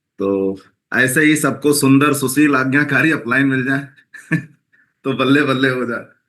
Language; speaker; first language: Hindi; native; Hindi